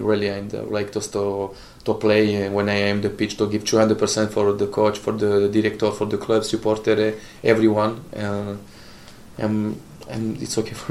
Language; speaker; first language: English; non-native, learner; Italian